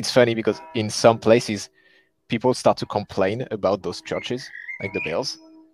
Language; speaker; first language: English; non-native, fluent; French